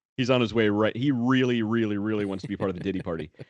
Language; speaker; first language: English; native; English